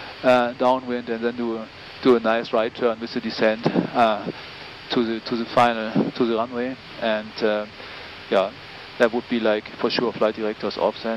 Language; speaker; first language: English; non-native, fluent; German